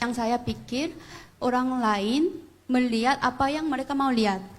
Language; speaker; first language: Indonesian; non-native, learner; Korean